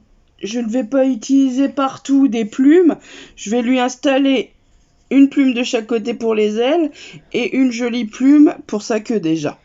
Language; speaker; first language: French; native; French